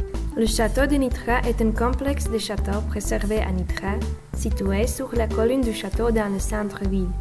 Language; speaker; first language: French; non-native, learner; Slovak